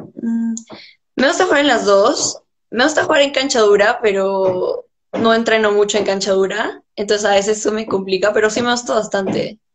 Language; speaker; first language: Spanish; native; Spanish